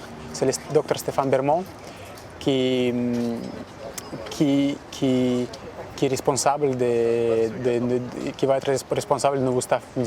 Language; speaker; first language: French; non-native, learner; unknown